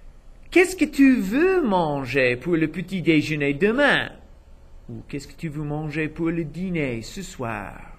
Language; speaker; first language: French; non-native, fluent; English